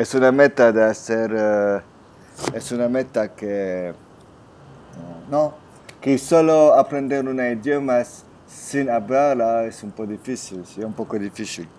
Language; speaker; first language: Spanish; non-native, learner; French